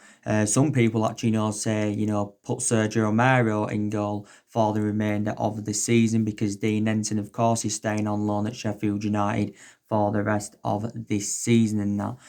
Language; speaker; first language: English; native; English